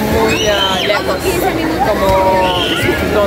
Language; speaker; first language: Spanish; non-native, learner; Russian